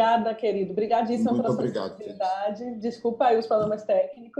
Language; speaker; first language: Portuguese; native; Portuguese